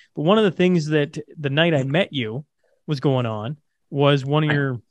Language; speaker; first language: English; native; English